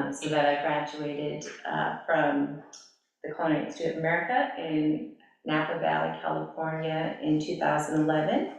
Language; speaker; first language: English; native; English